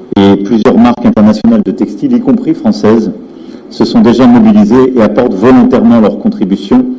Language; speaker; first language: French; native; French